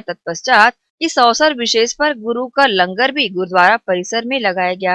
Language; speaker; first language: Hindi; native; Hindi